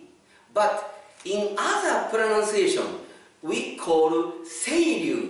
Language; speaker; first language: English; non-native, fluent; Japanese